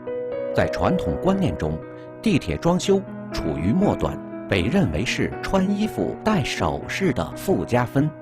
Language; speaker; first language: Chinese; native; Chinese